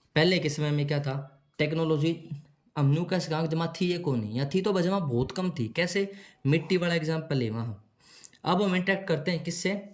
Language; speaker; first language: Hindi; native; Hindi